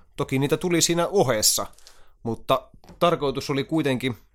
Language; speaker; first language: Finnish; native; Finnish